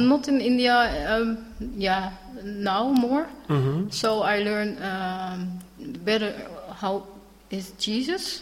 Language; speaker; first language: English; non-native, learner; Dutch